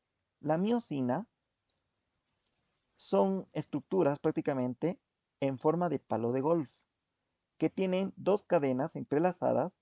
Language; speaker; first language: Spanish; native; Spanish